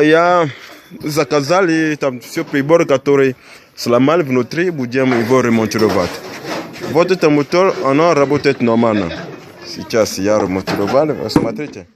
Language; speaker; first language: Russian; non-native, learner; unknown